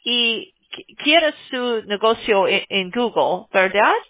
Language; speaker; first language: Spanish; non-native, learner; English